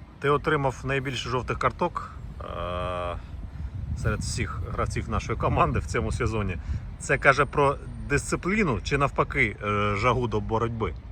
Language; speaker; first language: Ukrainian; native; Ukrainian